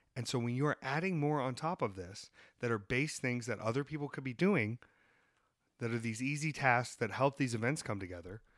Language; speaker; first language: English; native; English